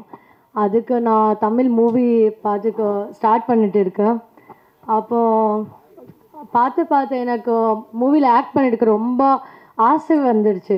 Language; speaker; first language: Tamil; non-native, learner; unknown